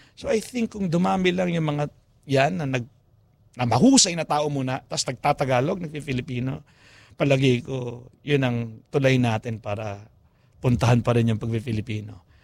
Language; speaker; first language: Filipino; non-native, local second language; Pampanga